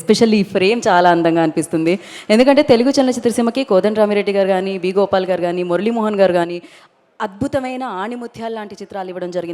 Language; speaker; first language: Telugu; native; Telugu